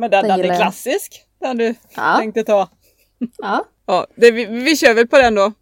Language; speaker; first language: Swedish; native; Swedish